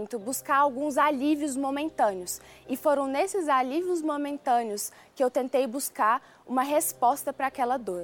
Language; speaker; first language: Portuguese; early bilingual, other home language; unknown